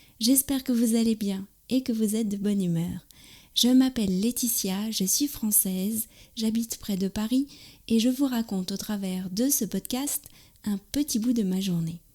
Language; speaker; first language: French; native; French